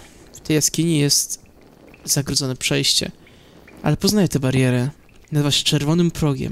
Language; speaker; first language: Polish; native; Polish